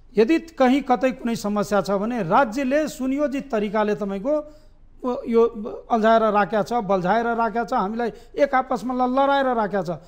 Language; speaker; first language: Nepali; native; Nepali